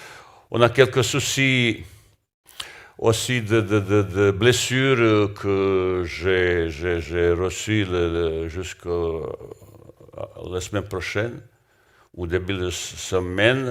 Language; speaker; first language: French; non-native, learner; Bosnian